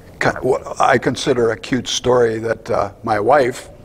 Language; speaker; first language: English; native; English